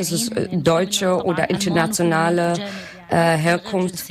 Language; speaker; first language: German; non-native, learner; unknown